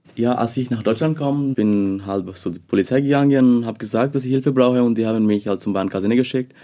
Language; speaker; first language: German; non-native, fluent; Bangla